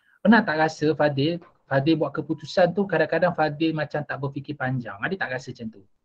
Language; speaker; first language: Malay; native; Malay